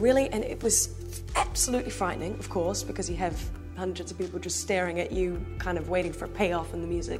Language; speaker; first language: English; native; English